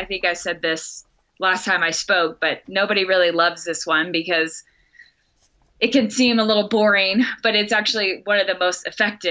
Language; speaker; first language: English; native; English